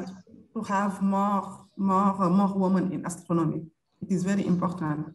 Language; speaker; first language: English; non-native, fluent; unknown